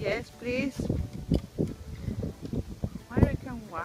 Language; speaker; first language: English; non-native, learner; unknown